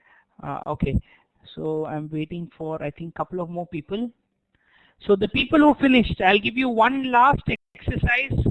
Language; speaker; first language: English; non-native, local second language; Hindi